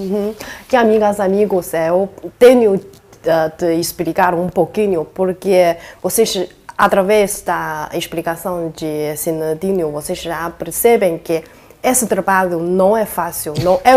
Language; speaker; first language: Portuguese; non-native, fluent; Chinese